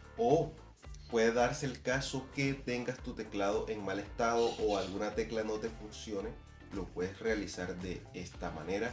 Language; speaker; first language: Spanish; native; Spanish